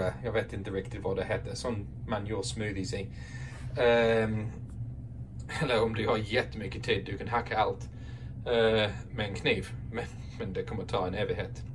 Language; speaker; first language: Swedish; non-native, fluent; English